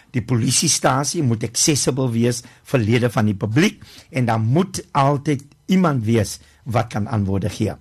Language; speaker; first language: Afrikaans; native; Afrikaans